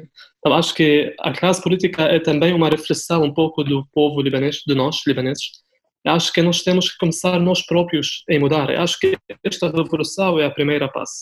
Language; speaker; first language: Portuguese; non-native, fluent; Arabic